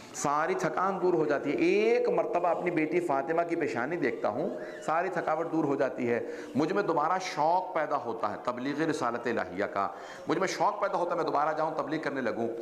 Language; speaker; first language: Urdu; native; Urdu